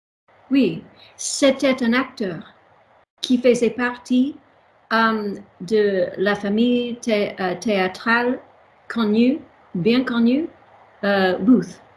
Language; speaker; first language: French; non-native, learner; English